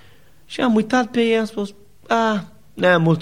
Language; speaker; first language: Romanian; non-native, learner; English